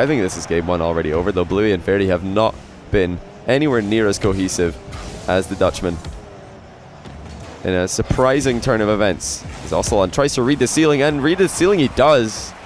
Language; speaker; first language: English; native; English